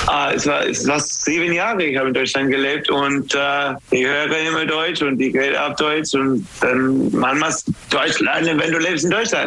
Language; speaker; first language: German; non-native, learner; English